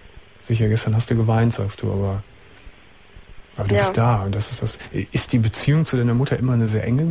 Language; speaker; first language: German; native; German